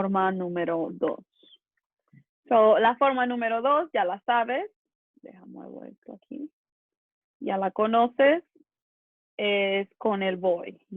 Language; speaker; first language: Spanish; early bilingual, other home language; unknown